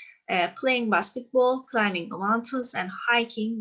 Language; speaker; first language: English; non-native, fluent; Turkish